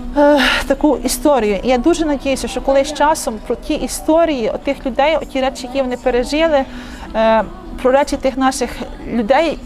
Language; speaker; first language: Ukrainian; native; Ukrainian